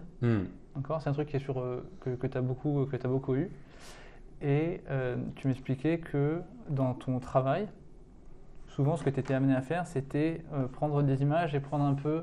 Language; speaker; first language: French; native; French